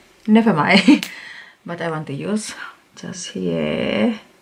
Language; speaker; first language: English; non-native, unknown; Indonesian